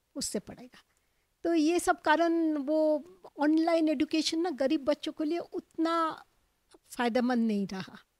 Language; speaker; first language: Hindi; non-native, local second language; Bangla